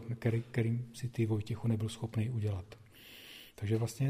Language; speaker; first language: Czech; native; Czech